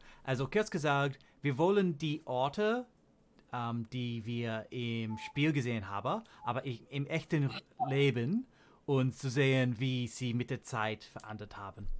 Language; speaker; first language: German; non-native, learner; English